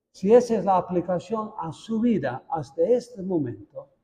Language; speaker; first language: Spanish; non-native, fluent; Dutch